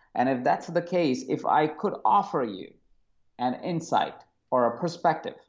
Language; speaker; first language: English; non-native, local second language; Hindi